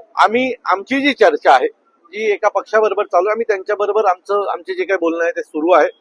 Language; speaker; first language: Marathi; native; Marathi